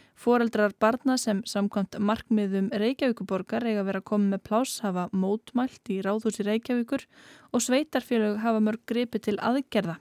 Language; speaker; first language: Icelandic; native; Icelandic